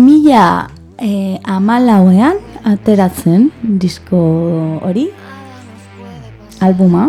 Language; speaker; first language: Basque; non-native, learner; Spanish